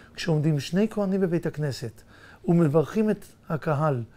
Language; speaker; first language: Hebrew; native; Hebrew